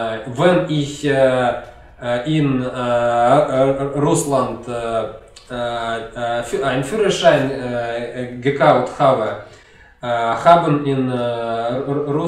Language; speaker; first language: German; non-native, learner; Russian